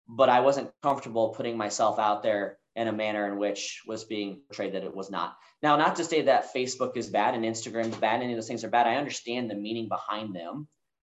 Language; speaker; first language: English; native; English